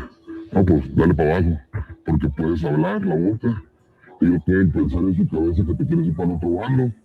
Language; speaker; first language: Spanish; native; Spanish